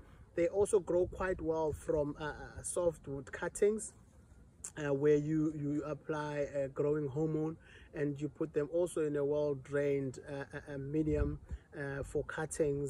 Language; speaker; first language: English; non-native, local second language; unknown